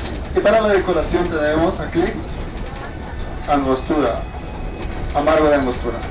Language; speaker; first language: Spanish; native; Spanish